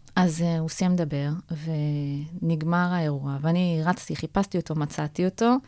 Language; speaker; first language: Hebrew; native; Hebrew